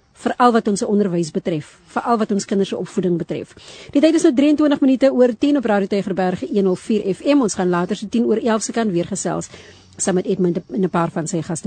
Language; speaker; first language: Afrikaans; native; Afrikaans